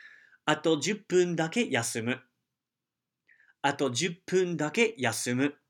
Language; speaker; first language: Japanese; non-native, learner; English